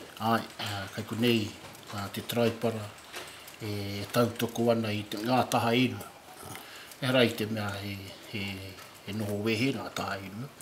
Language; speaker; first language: Māori; native; Māori